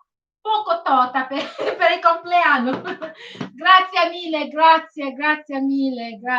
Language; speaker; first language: Italian; non-native, learner; Igbo